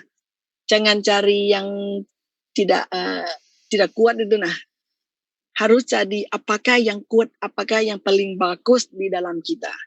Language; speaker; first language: Indonesian; non-native, fluent; Thai